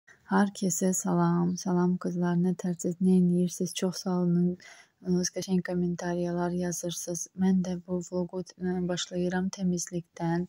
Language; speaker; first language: Turkish; non-native, learner; Azerbaijani